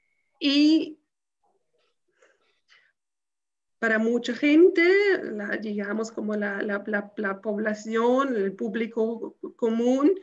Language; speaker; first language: Spanish; non-native, fluent; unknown